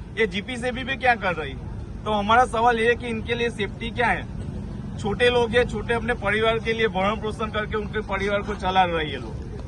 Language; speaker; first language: Hindi; non-native, local second language; Gujarati